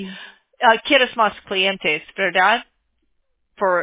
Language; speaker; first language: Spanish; non-native, learner; English